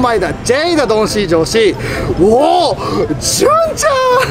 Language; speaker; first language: Chinese; non-native, fluent; Japanese